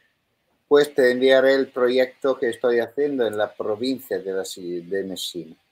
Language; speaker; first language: Spanish; non-native, fluent; Italian